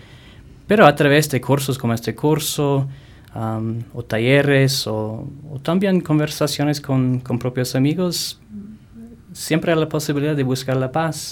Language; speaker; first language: Spanish; non-native, fluent; English